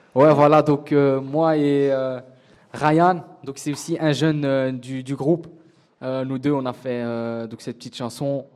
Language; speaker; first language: French; native; French